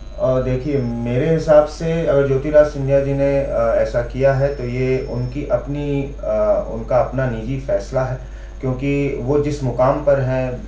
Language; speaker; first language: Hindi; native; Hindi